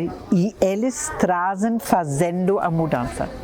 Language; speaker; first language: Portuguese; non-native, fluent; German